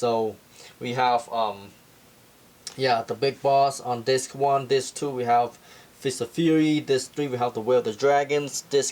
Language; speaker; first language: English; non-native, fluent; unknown